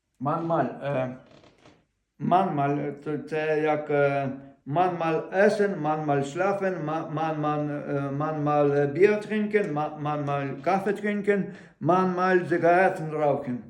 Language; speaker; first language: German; non-native, learner; Ukrainian